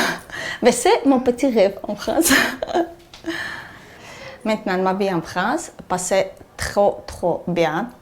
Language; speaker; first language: French; non-native, learner; Armenian